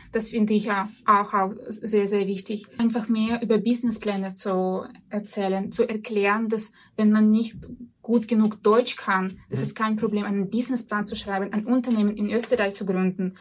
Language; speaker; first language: German; non-native, fluent; Russian